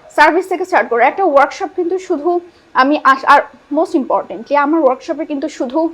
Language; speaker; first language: Bangla; native; Bangla